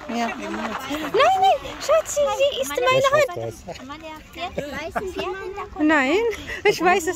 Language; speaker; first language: German; non-native, learner; Amharic